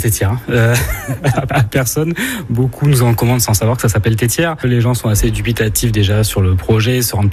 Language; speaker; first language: French; native; French